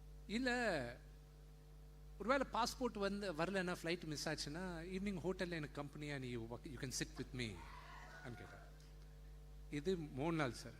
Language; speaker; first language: Tamil; non-native, local second language; Telugu